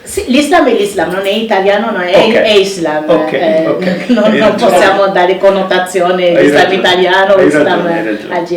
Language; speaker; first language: Italian; non-native, fluent; Arabic